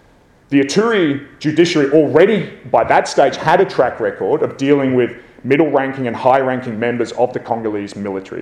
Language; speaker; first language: English; native; English